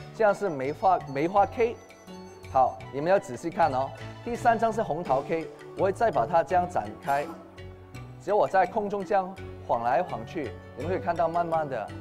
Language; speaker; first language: Chinese; non-native, local second language; Cantonese